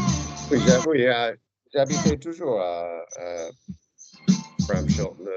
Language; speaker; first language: French; non-native, fluent; English